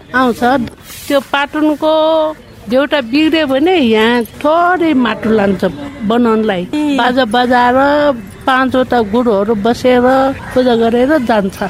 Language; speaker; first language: Nepali; non-native, local second language; Newari